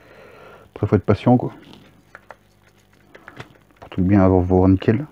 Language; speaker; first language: French; native; French